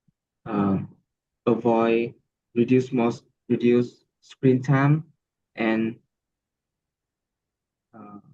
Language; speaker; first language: English; non-native, learner; Vietnamese